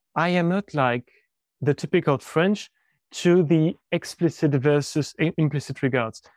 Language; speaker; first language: English; non-native, fluent; French